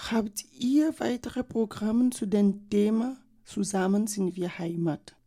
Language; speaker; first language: German; non-native, learner; French